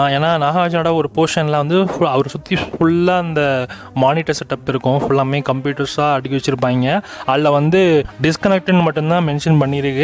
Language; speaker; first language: Tamil; native; Tamil